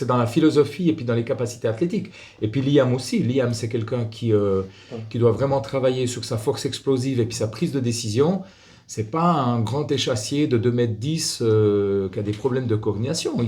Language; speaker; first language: French; native; French